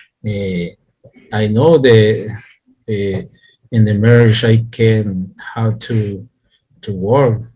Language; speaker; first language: English; non-native, learner; Spanish